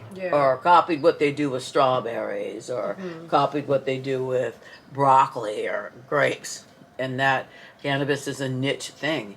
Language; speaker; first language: English; native; English